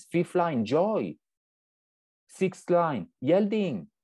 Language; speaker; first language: English; non-native, fluent; French